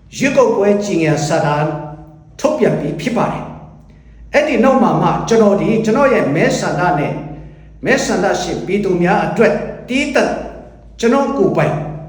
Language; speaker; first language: Burmese; non-native, local second language; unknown